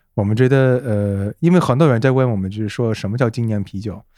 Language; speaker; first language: Chinese; non-native, fluent; English